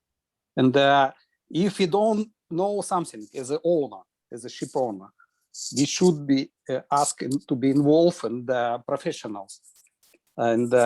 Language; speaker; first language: English; non-native, learner; Russian